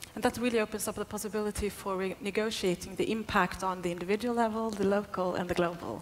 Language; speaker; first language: English; non-native, fluent; Swedish